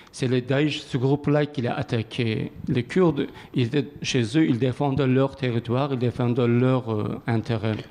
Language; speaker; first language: French; non-native, learner; Kurdish